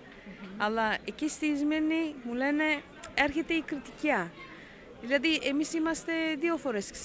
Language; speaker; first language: Greek; early bilingual, heritage; Greek